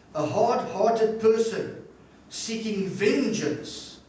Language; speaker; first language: English; non-native, local second language; Afrikaans